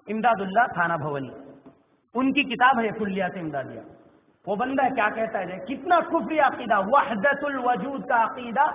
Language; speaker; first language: Urdu; native; Urdu